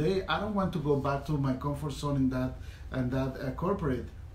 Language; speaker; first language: English; non-native, fluent; Spanish